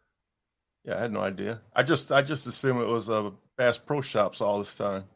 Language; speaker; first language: English; native; English